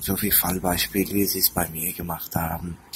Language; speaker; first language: German; early bilingual, other home language; Turkish